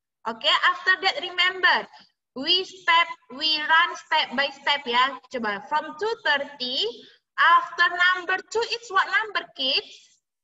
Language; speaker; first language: English; non-native, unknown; Indonesian